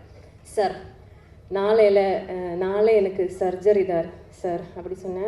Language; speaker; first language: Tamil; non-native, learner; Malayalam